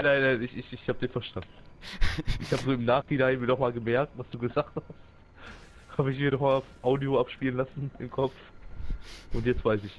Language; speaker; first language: German; native; German